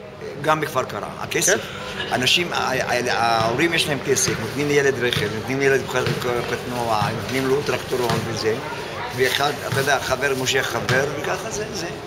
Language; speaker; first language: Hebrew; non-native, local second language; Arabic